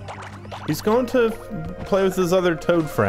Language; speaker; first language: English; native; English